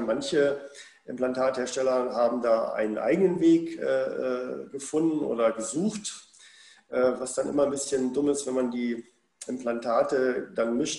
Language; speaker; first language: German; native; German